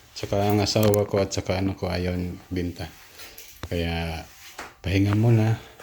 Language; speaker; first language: Filipino; non-native, local second language; Cebuano